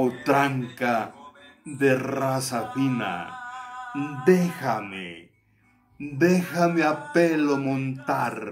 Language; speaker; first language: Spanish; native; Spanish